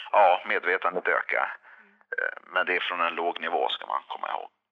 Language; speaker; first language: Swedish; native; Swedish